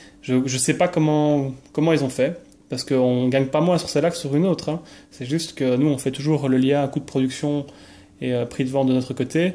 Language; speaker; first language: French; native; French